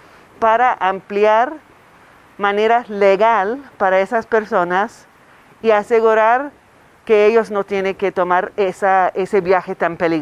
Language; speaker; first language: Spanish; non-native, fluent; English